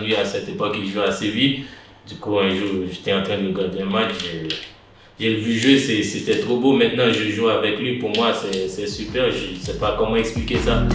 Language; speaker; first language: French; non-native, local second language; Haitian Creole